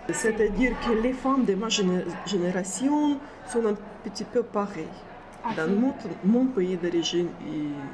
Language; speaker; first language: French; non-native, fluent; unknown